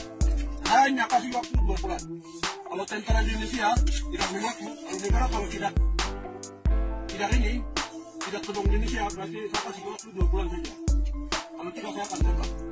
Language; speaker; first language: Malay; non-native, local second language; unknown